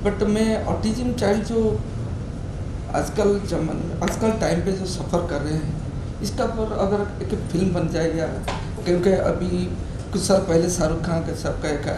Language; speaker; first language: Hindi; non-native, local second language; Odia